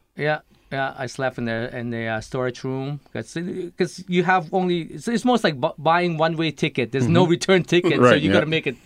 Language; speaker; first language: English; early bilingual, other home language; Lao